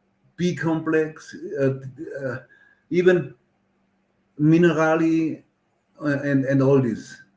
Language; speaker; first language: English; non-native, learner; German